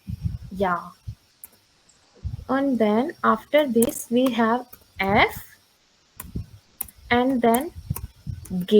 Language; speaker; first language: English; non-native, local second language; Hindi